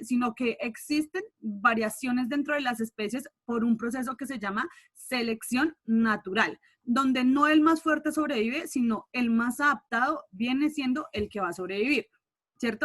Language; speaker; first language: Spanish; native; Spanish